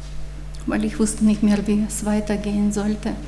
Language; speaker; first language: German; non-native, fluent; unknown